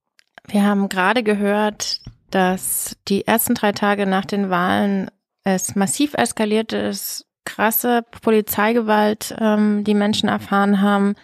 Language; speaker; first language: German; native; German